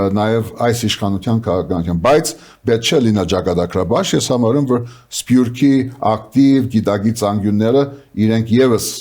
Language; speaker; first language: Armenian; early bilingual, heritage; Armenian